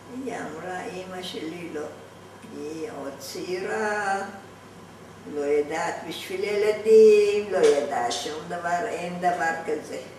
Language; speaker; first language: Hebrew; non-native, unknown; Arabic